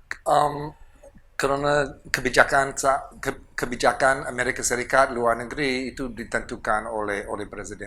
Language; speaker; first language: Indonesian; non-native, fluent; English